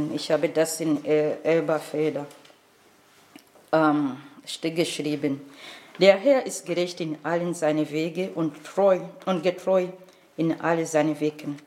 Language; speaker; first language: German; non-native, fluent; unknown